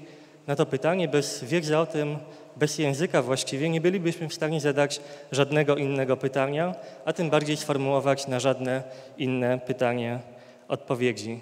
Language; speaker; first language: Polish; native; Polish